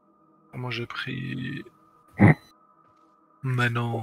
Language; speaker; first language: French; native; French